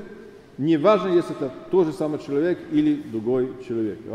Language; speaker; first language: Russian; non-native, fluent; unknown